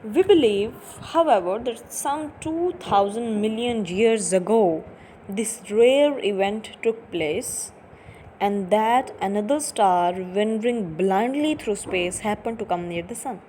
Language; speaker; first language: English; non-native, local second language; Urdu